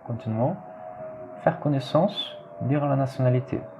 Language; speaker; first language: French; non-native, fluent; Portuguese